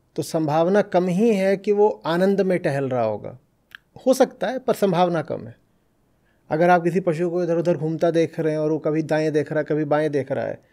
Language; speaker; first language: Hindi; native; Hindi